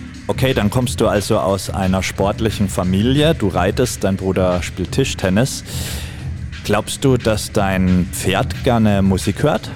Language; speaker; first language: German; native; German